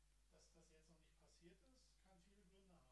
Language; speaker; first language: German; native; German